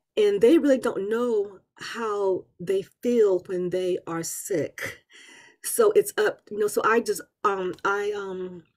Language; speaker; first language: English; native; English